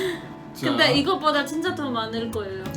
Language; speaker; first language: Korean; non-native, fluent; Polish